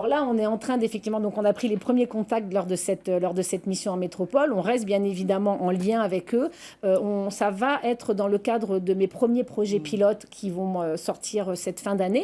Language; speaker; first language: French; native; French